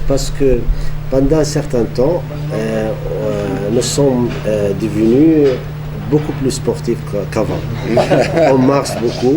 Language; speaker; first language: French; non-native, fluent; Arabic